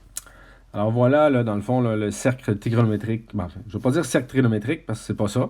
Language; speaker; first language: French; native; French